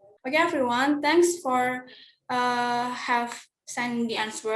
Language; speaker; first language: English; non-native, learner; Indonesian